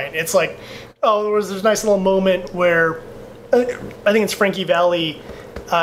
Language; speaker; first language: English; native; English